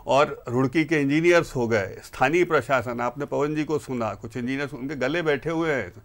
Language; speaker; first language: Hindi; native; Hindi